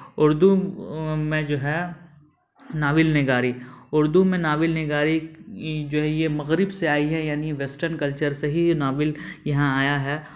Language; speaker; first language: Urdu; native; Urdu